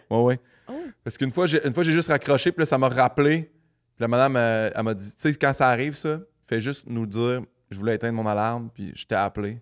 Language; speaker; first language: French; native; French